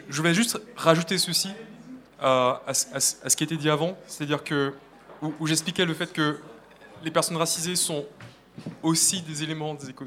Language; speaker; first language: French; native; French